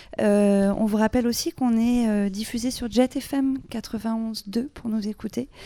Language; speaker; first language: French; native; French